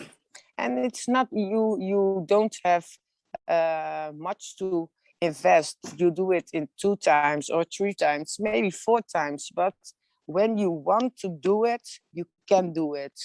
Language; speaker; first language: English; non-native, learner; Dutch